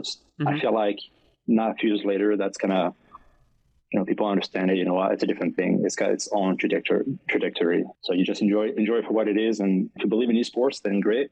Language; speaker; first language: English; non-native, fluent; French